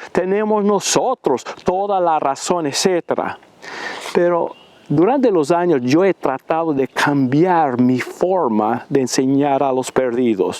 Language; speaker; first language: Spanish; non-native, fluent; English